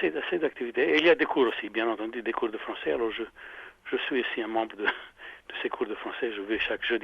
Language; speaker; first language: French; non-native, fluent; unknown